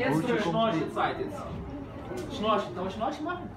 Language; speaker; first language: German; non-native, learner; Arabic